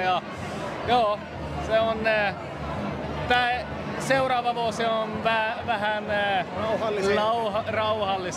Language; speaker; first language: Finnish; non-native, local second language; Swedish